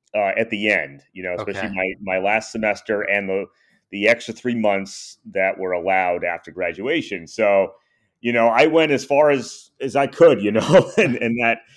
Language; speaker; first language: English; native; English